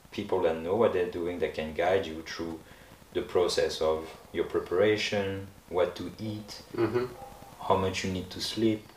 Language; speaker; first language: English; non-native, fluent; French